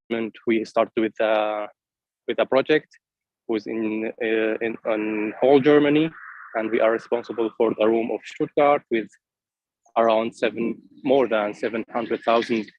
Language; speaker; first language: English; non-native, fluent; Arabic